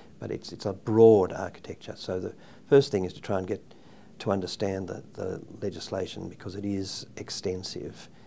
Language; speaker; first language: English; native; English